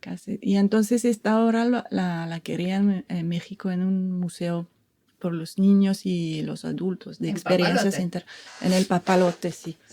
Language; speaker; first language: Spanish; non-native, fluent; French